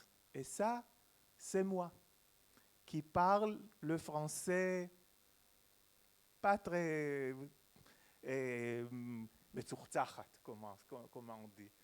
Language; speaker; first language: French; non-native, learner; Hebrew